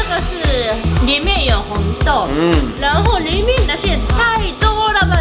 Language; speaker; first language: Chinese; early bilingual, heritage; Japanese